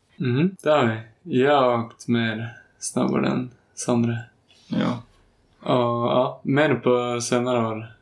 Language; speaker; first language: Swedish; native; Swedish